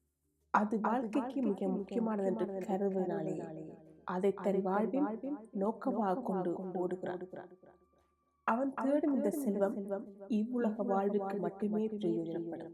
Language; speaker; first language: Tamil; native; Tamil